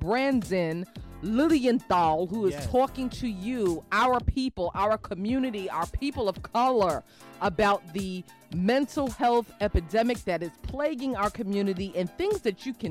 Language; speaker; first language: English; native; English